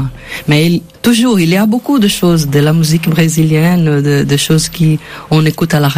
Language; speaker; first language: French; non-native, learner; Portuguese